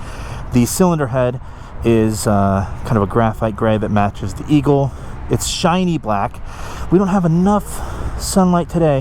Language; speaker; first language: English; native; English